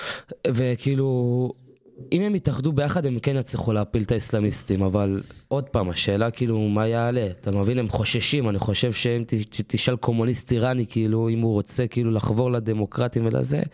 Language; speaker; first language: Hebrew; native; Hebrew